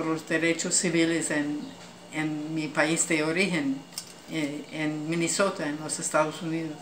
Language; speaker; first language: Spanish; non-native, fluent; English